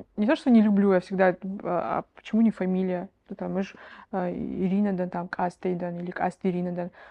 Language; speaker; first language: Russian; native; Russian